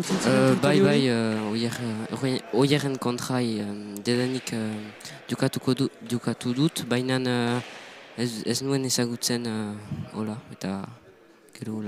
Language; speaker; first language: Basque; non-native, local second language; French